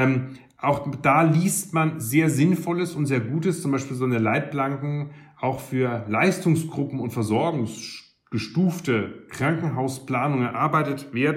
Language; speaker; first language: German; native; German